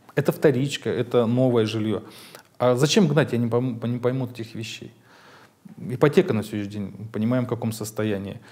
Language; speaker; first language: Russian; native; Russian